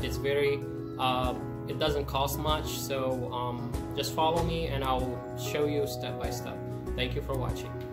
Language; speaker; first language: English; non-native, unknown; Arabic